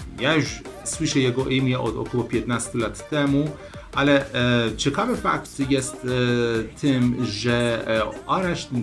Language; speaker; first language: Polish; non-native, learner; Persian